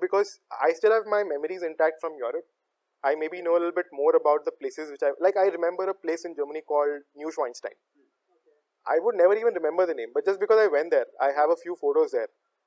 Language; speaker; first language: English; non-native, local second language; Hindi